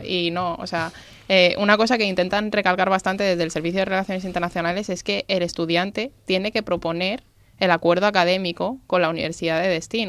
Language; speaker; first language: Spanish; native; Spanish